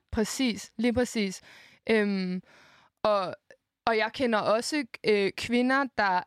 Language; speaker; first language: Danish; native; Danish